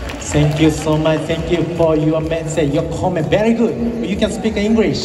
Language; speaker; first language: English; non-native, learner; Japanese